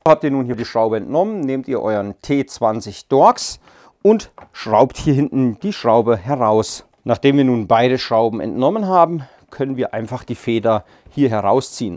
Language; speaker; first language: German; native; German